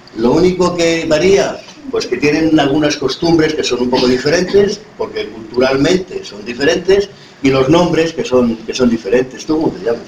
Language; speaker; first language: Spanish; native; Spanish